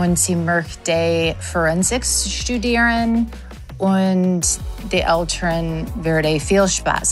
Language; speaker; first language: German; non-native, learner; English